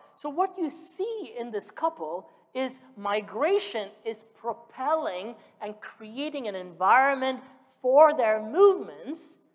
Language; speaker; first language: English; early bilingual, other home language; Malayalam